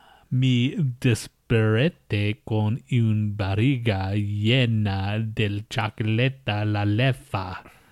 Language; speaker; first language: Spanish; non-native, learner; English